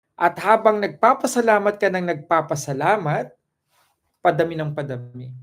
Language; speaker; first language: Filipino; non-native, local second language; Cebuano